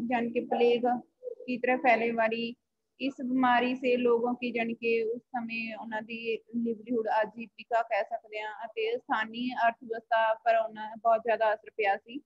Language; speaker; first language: Hindi; non-native, local second language; Punjabi